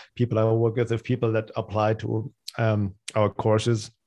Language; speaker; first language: English; non-native, fluent; German